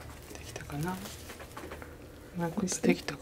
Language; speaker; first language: Japanese; native; Japanese